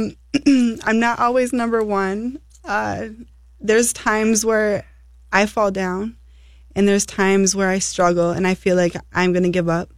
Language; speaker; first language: English; native; English